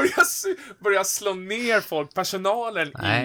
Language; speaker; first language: Swedish; native; Swedish